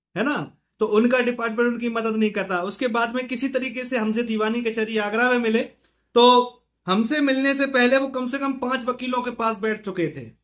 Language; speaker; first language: Hindi; native; Hindi